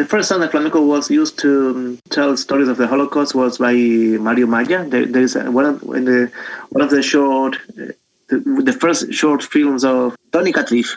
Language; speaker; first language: English; non-native, fluent; Spanish